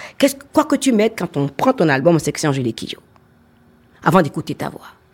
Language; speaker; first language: French; non-native, local second language; Fon